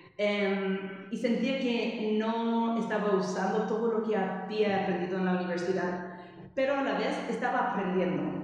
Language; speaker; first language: Spanish; non-native, fluent; English